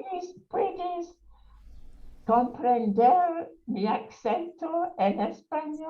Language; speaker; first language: Spanish; non-native, learner; English